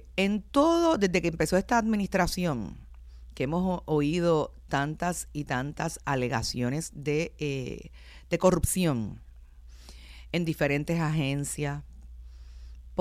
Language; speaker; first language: Spanish; native; Spanish